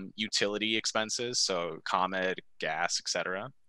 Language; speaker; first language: English; early bilingual, other home language; Spanish